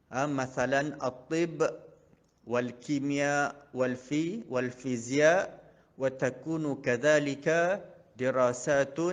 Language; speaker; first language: Arabic; non-native, fluent; Malay